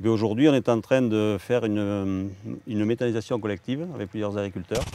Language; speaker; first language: French; native; French